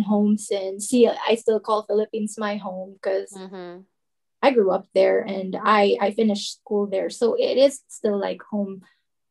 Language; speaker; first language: English; non-native, local second language; Filipino